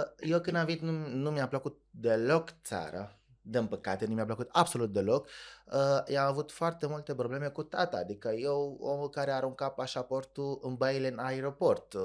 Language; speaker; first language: Romanian; non-native, fluent; Arabic